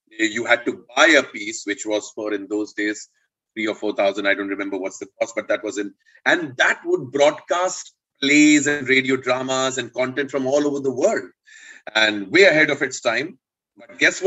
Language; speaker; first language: English; non-native, local second language; Hindi